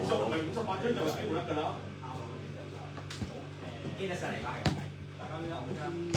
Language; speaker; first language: Cantonese; native; Cantonese